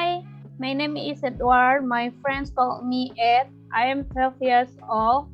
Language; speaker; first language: English; non-native, learner; Indonesian